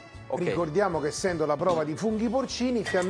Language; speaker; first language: Italian; native; Italian